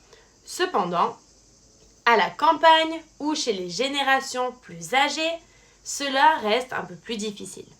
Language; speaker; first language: French; native; French